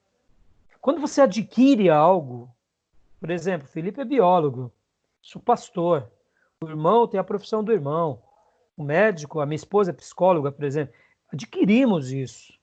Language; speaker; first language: Portuguese; native; Portuguese